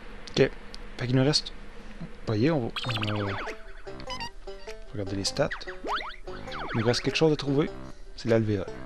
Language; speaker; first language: French; native; French